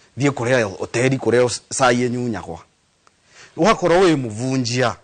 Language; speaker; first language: Kikuyu; non-native, local second language; Embu